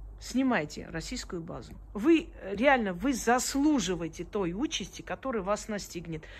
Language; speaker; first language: Russian; early bilingual, other home language; Armenian